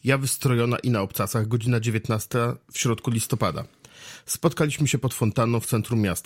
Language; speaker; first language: Polish; native; Polish